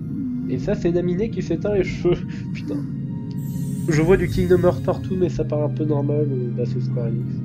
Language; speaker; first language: French; native; French